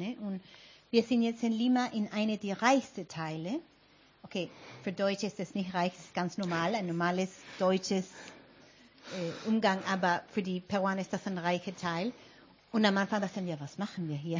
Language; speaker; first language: German; non-native, fluent; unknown